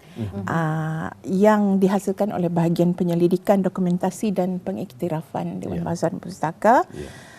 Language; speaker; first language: Malay; native; Malay